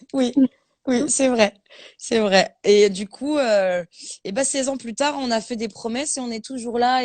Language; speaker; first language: French; native; French